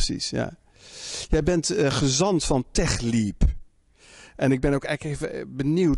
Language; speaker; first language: Dutch; native; Dutch